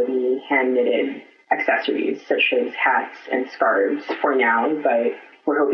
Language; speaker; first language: English; non-native, local second language; Filipino